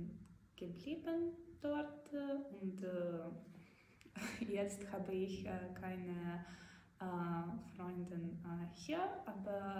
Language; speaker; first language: German; non-native, learner; Ukrainian